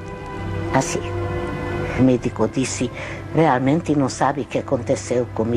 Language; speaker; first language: Portuguese; non-native, fluent; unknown